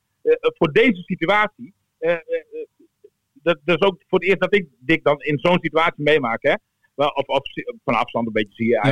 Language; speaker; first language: Dutch; native; Dutch